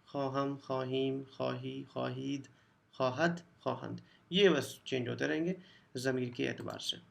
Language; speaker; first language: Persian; non-native, fluent; Urdu